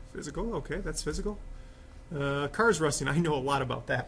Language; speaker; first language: English; native; English